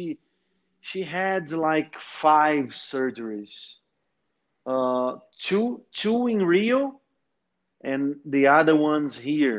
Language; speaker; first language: English; non-native, fluent; Portuguese